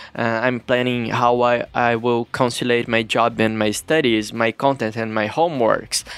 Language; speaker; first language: English; non-native, learner; Portuguese